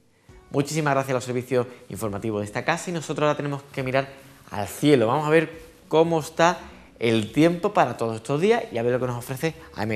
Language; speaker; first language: Spanish; native; Spanish